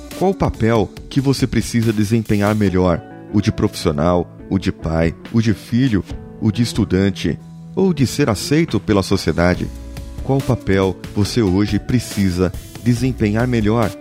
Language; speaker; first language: Portuguese; native; Portuguese